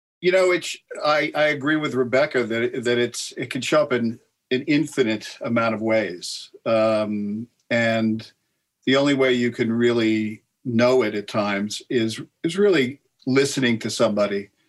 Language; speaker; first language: English; native; English